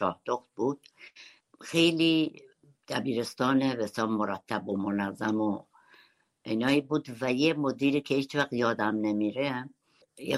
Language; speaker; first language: Persian; non-native, local second language; Kurdish